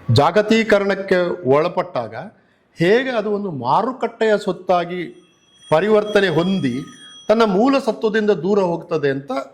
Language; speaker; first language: Kannada; native; Kannada